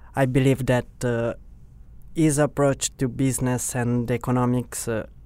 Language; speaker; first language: English; non-native, learner; Italian